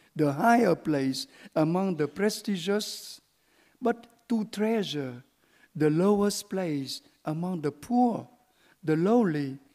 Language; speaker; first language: English; early bilingual, other home language; Vietnamese